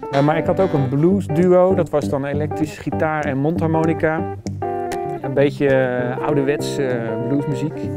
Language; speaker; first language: Dutch; native; Dutch